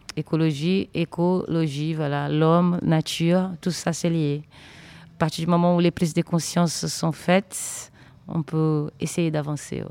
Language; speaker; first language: French; non-native, fluent; Portuguese